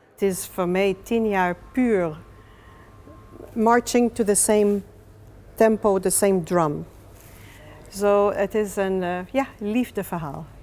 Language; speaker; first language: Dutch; non-native, fluent; English